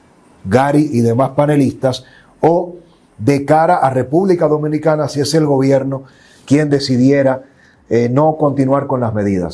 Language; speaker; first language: Spanish; native; Spanish